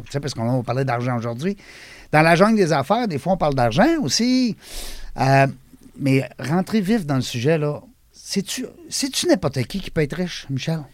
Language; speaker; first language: French; native; French